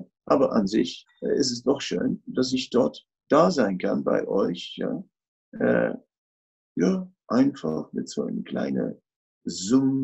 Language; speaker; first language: German; non-native, fluent; Dutch